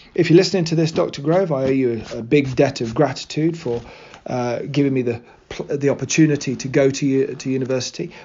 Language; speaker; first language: English; native; English